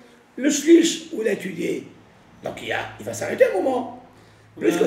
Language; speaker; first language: French; native; French